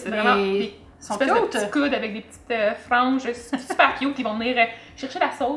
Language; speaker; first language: French; native; French